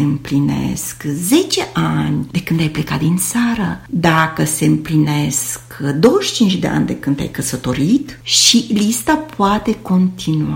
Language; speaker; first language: Romanian; native; Romanian